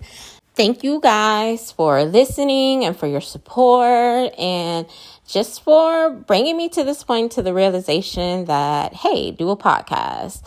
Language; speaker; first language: English; native; English